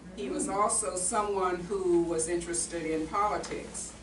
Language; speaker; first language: English; native; English